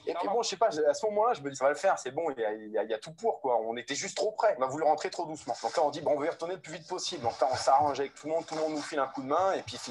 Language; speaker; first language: French; native; French